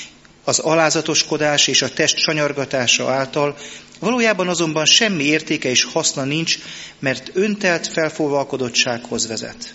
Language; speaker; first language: Hungarian; native; Hungarian